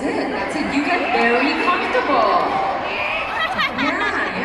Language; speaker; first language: English; non-native, local second language; Filipino